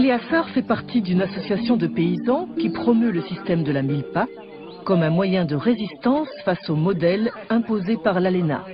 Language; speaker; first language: French; native; French